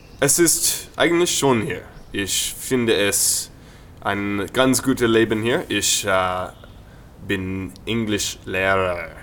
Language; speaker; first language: German; non-native, learner; English